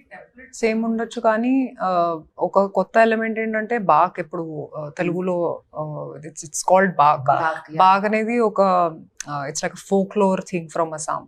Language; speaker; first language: Telugu; non-native, local second language; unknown